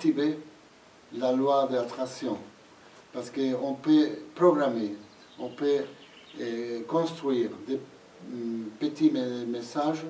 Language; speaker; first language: French; non-native, fluent; Spanish